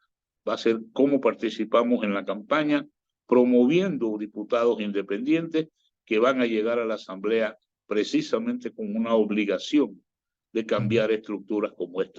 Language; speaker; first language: Spanish; native; Spanish